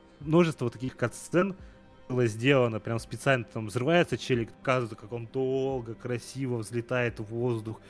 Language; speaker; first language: Russian; native; Russian